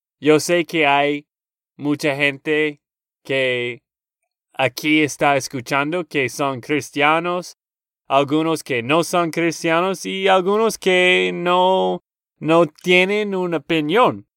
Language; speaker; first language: Spanish; non-native, learner; English